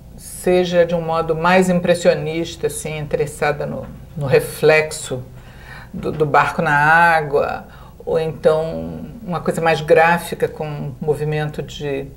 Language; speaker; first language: Portuguese; native; Portuguese